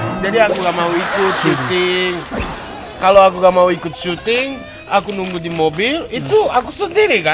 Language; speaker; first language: Indonesian; non-native, learner; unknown